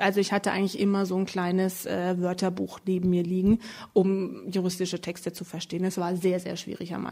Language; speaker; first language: German; early bilingual, other home language; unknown